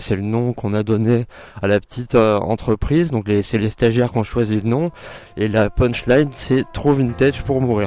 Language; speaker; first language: French; native; French